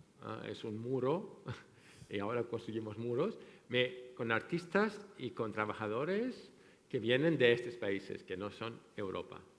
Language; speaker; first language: Spanish; non-native, fluent; French